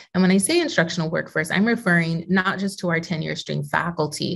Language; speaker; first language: English; native; English